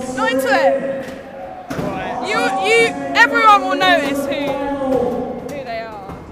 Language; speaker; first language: English; native; English